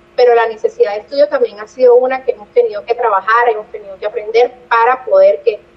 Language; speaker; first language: Spanish; native; Spanish